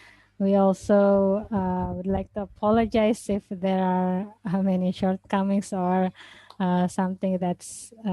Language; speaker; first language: English; non-native, fluent; Indonesian